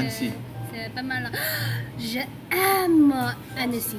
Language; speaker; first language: French; non-native, learner; Thai